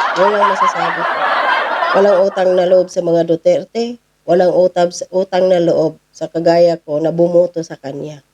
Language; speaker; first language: Filipino; non-native, local second language; Cebuano